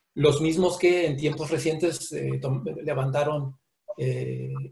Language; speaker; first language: Spanish; native; Spanish